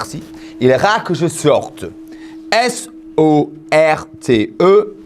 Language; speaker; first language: French; non-native, fluent; English